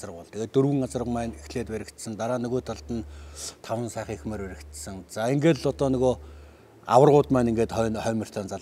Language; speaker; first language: Mongolian; native; Mongolian